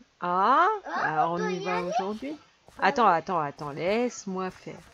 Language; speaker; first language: French; native; French